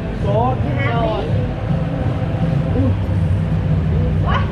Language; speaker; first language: English; non-native, learner; Thai